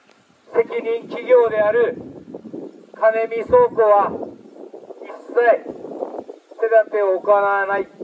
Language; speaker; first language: Japanese; native; Japanese